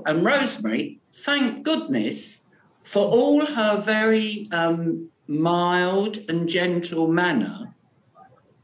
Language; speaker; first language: English; non-native, local second language; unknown